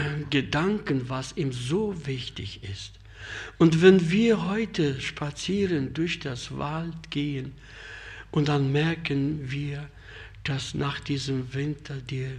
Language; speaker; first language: German; non-native, fluent; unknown